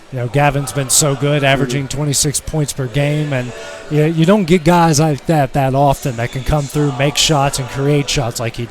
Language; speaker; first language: English; native; English